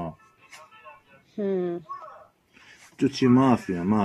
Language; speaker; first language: Italian; non-native, learner; Arabic